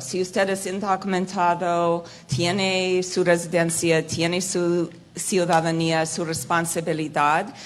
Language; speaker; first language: Spanish; non-native, fluent; English